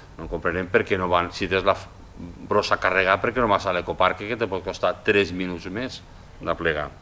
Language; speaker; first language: Catalan; native; Catalan